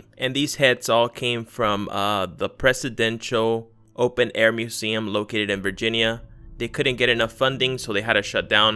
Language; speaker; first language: English; native; English